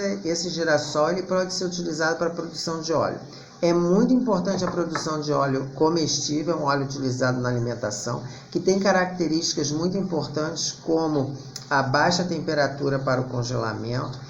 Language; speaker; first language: Portuguese; native; Portuguese